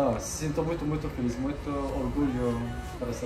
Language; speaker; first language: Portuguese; non-native, learner; Turkish